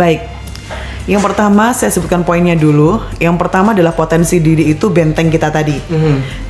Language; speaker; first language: Indonesian; native; Indonesian